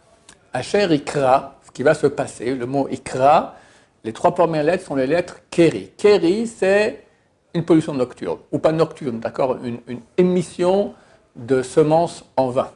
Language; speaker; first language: French; native; French